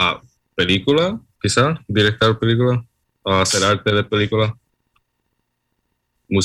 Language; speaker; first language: Spanish; early bilingual, heritage; Spanish